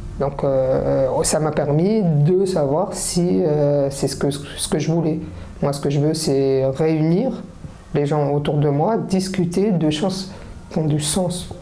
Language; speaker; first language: French; early bilingual, other home language; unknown